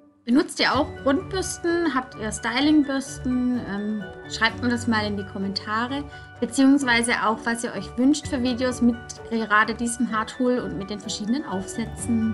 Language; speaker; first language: German; native; German